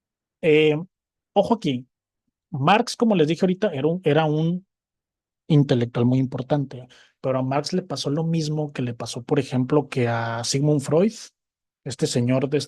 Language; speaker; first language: Spanish; native; Spanish